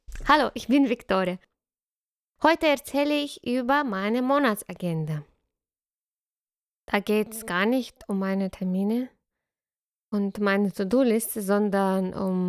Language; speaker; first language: German; non-native, fluent; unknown